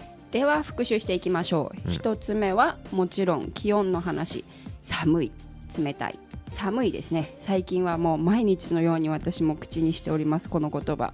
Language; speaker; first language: Japanese; native; Japanese